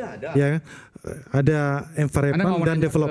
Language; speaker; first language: Indonesian; native; Indonesian